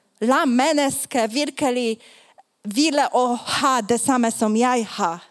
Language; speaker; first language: Swedish; non-native, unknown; Polish